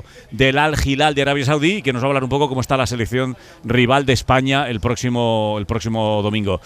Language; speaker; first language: Spanish; native; Spanish